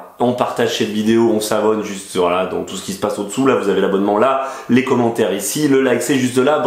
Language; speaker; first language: French; native; French